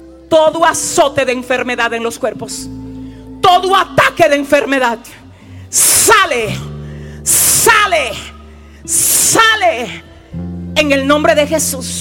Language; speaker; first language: Spanish; native; Spanish